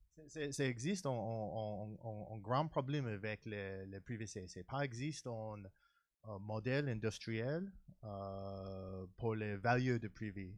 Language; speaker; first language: French; non-native, learner; English